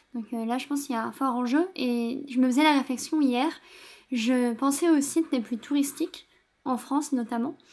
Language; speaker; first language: French; native; French